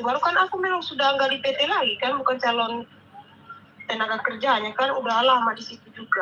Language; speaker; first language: Indonesian; native; Indonesian